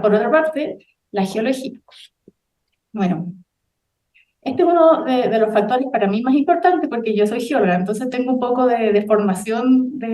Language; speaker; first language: Spanish; native; Spanish